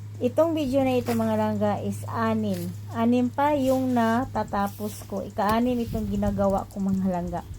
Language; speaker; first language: Filipino; non-native, local second language; Cebuano